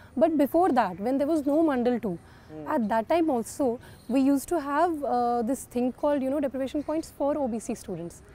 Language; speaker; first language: English; non-native, local second language; Kashmiri